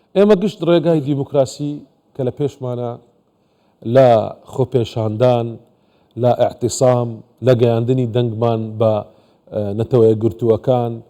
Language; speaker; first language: Central Kurdish; non-native, local second language; Assyrian Neo-Aramaic